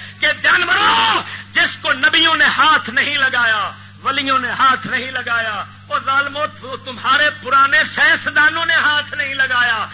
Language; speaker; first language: Urdu; non-native, local second language; Punjabi